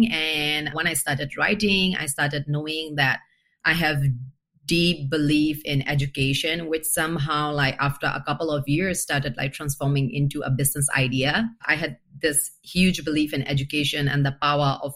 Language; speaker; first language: English; non-native, fluent; Burmese